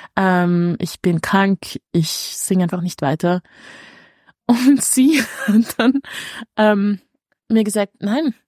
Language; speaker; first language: German; native; German